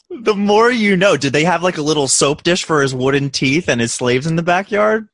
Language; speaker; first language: English; native; English